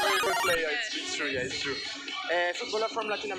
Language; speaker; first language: English; non-native, learner; French